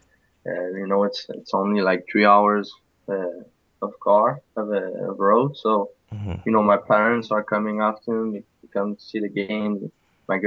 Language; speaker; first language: English; non-native, fluent; French